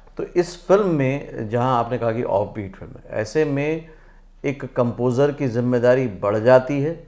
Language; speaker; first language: Hindi; native; Hindi